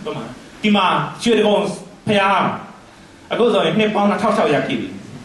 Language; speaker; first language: Burmese; non-native, local second language; Mon